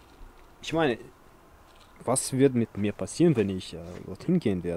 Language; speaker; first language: German; early bilingual, other home language; Chechen